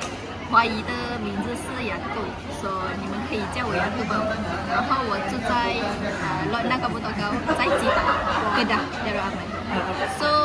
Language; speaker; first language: Chinese; non-native, local second language; Malay